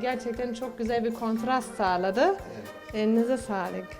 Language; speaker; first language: Turkish; early bilingual, heritage; Turkish